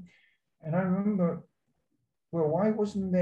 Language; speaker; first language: English; non-native, local second language; Cantonese